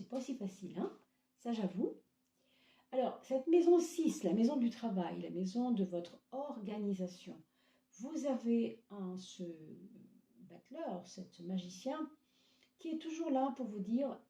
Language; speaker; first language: French; native; French